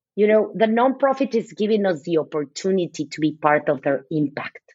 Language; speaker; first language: English; non-native, fluent; Spanish